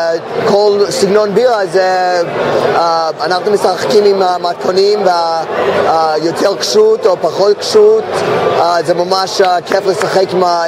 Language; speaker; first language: Hebrew; non-native, fluent; English